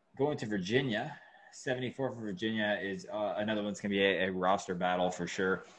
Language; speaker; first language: English; native; English